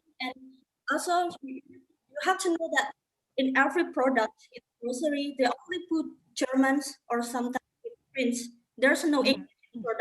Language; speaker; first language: English; non-native, learner; Indonesian